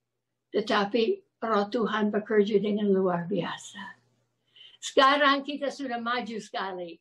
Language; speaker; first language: Indonesian; non-native, fluent; English